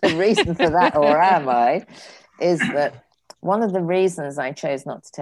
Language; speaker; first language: English; native; English